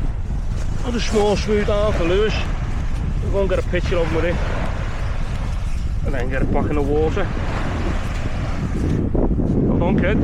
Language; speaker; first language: English; native; English